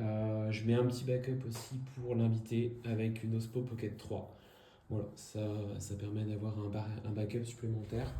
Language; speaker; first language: French; native; French